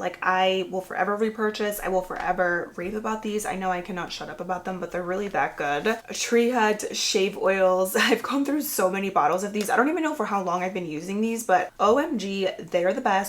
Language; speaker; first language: English; native; English